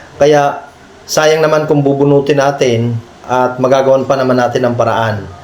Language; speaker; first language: Filipino; native; Filipino